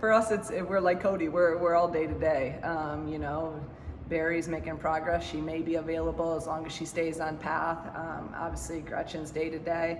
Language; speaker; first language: English; native; English